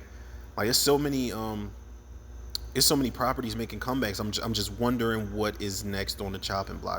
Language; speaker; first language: English; native; English